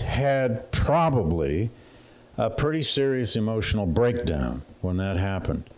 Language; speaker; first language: English; native; English